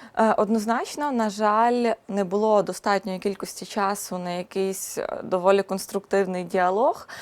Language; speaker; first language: Ukrainian; native; Ukrainian